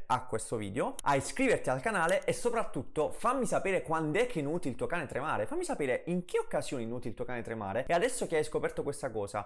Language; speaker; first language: Italian; native; Italian